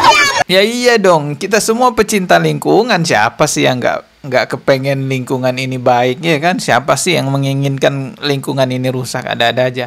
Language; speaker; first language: Indonesian; native; Indonesian